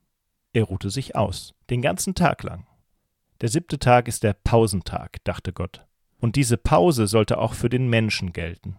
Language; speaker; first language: German; native; German